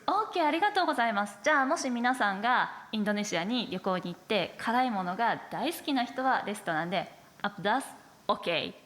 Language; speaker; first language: Japanese; native; Japanese